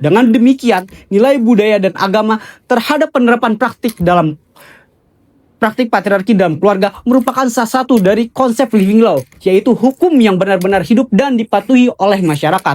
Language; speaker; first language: Indonesian; native; Indonesian